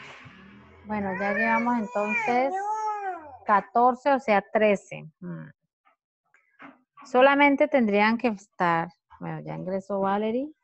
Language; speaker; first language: Spanish; native; Spanish